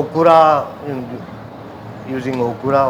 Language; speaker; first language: English; non-native, learner; Japanese